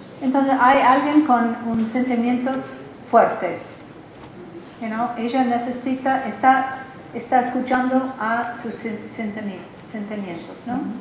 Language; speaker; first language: Spanish; non-native, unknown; English